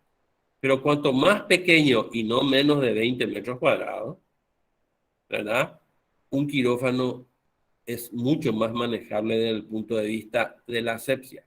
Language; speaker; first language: Spanish; native; Spanish